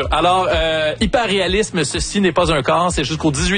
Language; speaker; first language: French; native; French